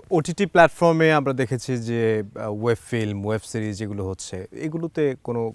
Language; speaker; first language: Bangla; native; Bangla